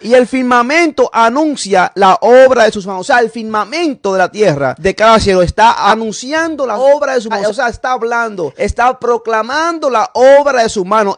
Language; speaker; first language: Spanish; native; Spanish